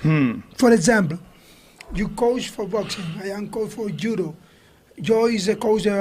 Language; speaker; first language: English; non-native, learner; Spanish